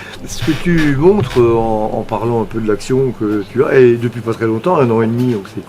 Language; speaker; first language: French; native; French